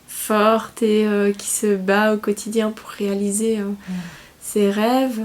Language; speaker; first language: French; native; French